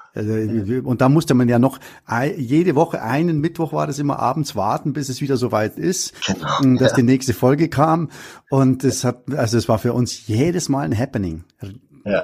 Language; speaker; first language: German; native; German